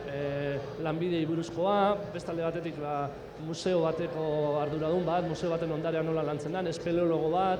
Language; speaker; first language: Basque; native; Basque